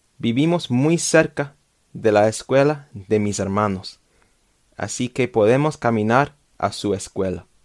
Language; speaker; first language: Spanish; non-native, fluent; English